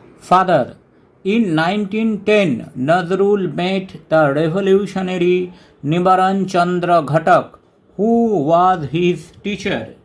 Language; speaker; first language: English; non-native, local second language; Bangla